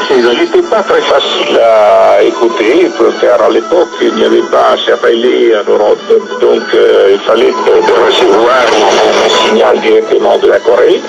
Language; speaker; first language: French; non-native, fluent; Italian